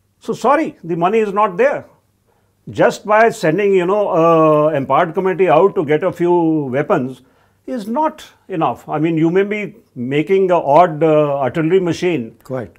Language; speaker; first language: English; non-native, local second language; Hindi